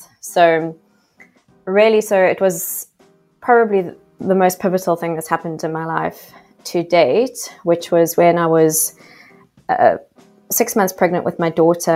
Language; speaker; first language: English; native; English